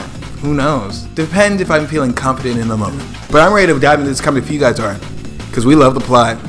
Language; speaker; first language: English; native; English